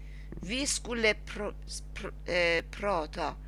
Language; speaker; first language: Swedish; non-native, learner; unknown